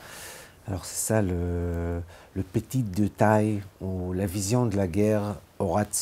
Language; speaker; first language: French; non-native, fluent; Hebrew